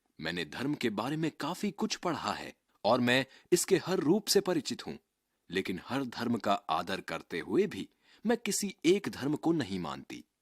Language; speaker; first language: Hindi; native; Hindi